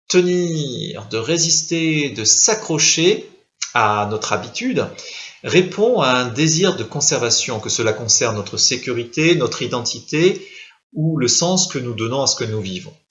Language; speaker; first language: French; native; French